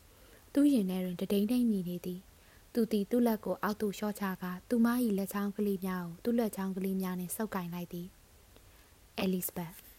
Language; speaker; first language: Burmese; native; Burmese